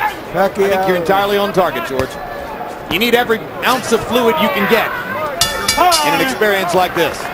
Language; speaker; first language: English; native; English